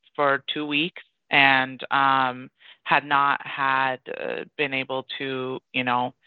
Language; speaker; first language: English; early bilingual, other home language; Persian